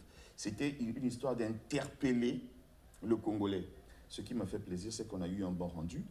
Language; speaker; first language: French; non-native, local second language; Lingala